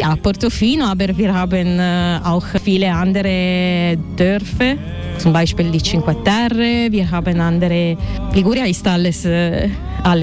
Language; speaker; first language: German; non-native, learner; Italian